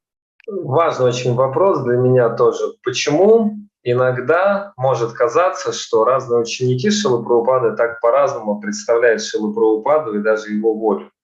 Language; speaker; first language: Russian; native; Russian